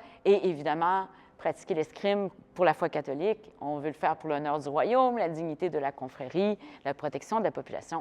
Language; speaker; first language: French; native; French